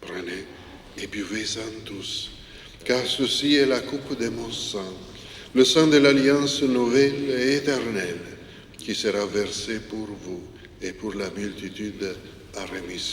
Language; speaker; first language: French; non-native, fluent; Italian